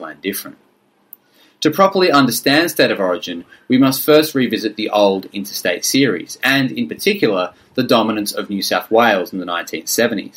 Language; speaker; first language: English; native; English